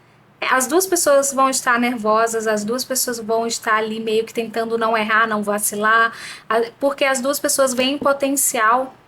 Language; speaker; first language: Portuguese; native; Portuguese